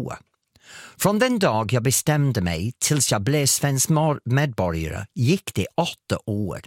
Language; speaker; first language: Swedish; non-native, fluent; English